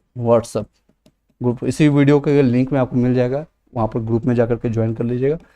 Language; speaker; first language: Hindi; native; Hindi